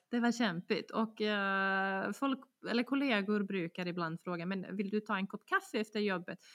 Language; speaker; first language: Swedish; non-native, fluent; Bosnian